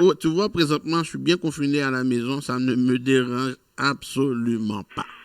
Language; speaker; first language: French; non-native, local second language; Haitian Creole